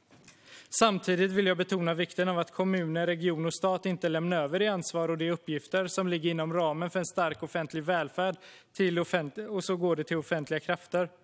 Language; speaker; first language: Swedish; native; Swedish